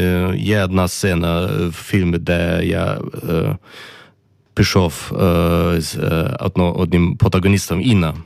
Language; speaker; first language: Ukrainian; non-native, learner; German